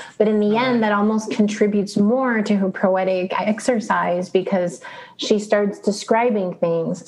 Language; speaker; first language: English; early bilingual, other home language; Spanish